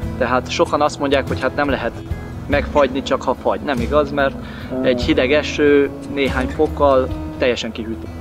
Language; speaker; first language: Hungarian; native; Hungarian